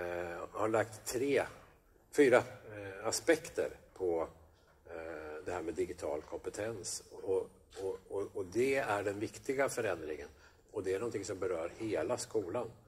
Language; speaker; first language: Swedish; native; Swedish